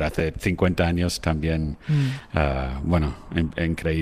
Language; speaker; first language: Spanish; non-native, fluent; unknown